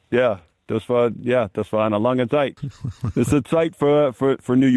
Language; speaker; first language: German; non-native, fluent; English